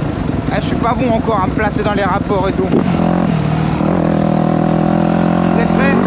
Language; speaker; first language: French; native; French